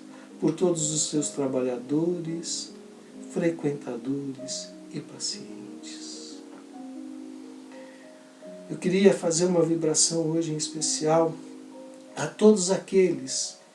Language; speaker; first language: Portuguese; native; Portuguese